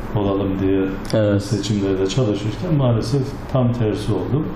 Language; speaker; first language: Turkish; native; Turkish